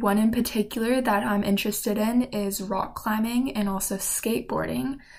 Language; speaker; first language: English; native; English